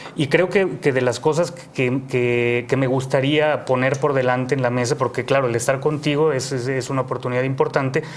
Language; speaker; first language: Spanish; native; Spanish